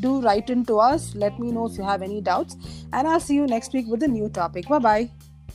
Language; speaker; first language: English; non-native, local second language; Tamil